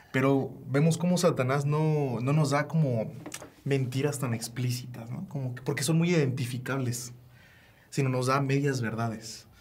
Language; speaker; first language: Spanish; native; Spanish